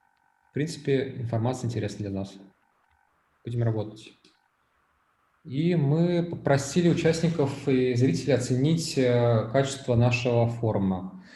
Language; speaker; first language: Russian; native; Russian